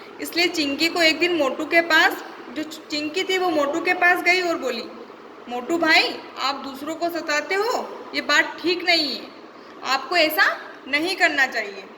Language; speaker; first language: Hindi; native; Hindi